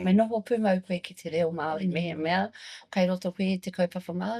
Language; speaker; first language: Māori; non-native, learner; English